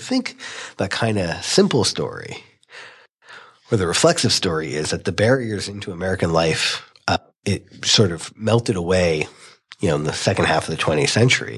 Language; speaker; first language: English; native; English